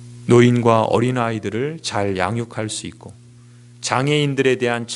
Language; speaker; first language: Korean; native; Korean